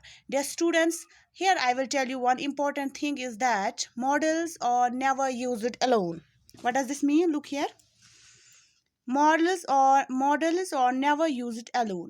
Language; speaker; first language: English; non-native, local second language; Urdu